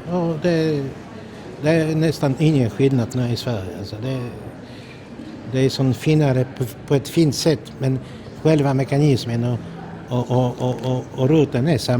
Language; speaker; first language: Swedish; non-native, fluent; Polish